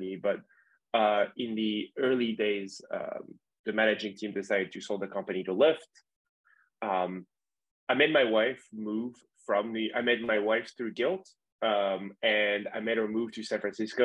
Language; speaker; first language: English; non-native, fluent; French